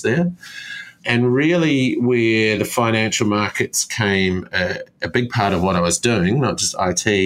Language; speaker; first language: English; native; English